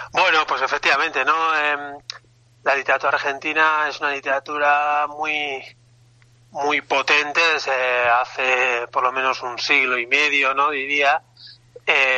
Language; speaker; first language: Spanish; non-native, local second language; Basque